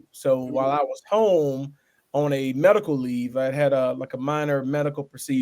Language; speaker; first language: English; native; English